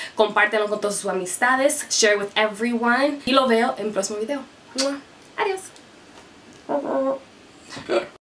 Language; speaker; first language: Spanish; early bilingual, heritage; Spanish